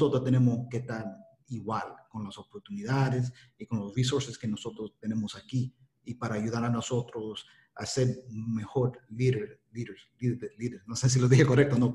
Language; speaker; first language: Spanish; early bilingual, heritage; Spanish